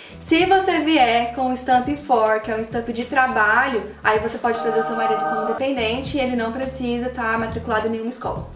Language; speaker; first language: Portuguese; native; Portuguese